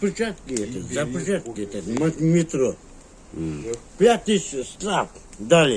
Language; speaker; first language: Russian; non-native, local second language; Kyrgyz